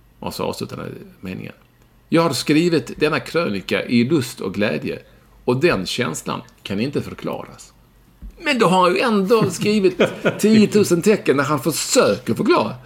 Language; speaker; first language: Swedish; native; Swedish